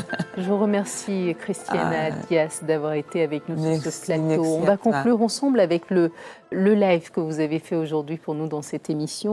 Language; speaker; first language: French; native; French